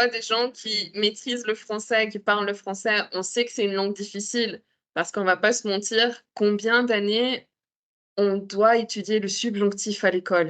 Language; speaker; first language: French; native; French